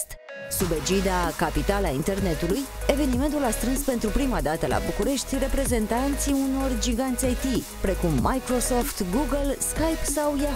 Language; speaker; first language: Romanian; native; Romanian